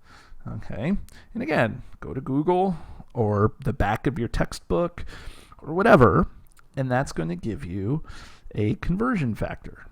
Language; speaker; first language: English; native; English